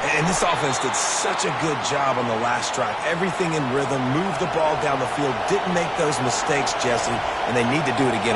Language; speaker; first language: English; native; English